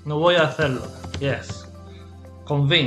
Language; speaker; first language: Spanish; non-native, fluent; English